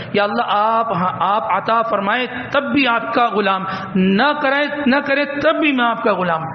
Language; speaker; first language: Urdu; native; Urdu